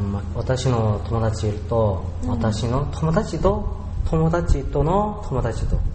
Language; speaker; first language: Japanese; non-native, learner; Korean